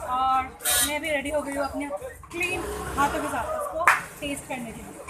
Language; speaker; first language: Hindi; non-native, local second language; Bangla